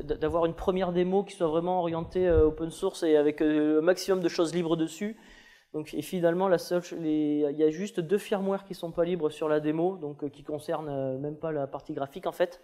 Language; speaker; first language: French; native; French